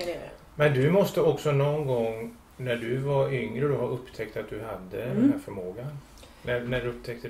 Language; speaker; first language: Swedish; native; Swedish